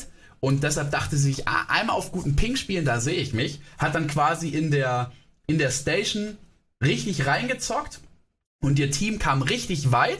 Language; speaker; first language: German; native; German